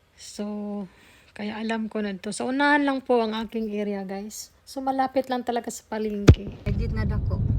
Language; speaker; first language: Filipino; non-native, local second language; Cebuano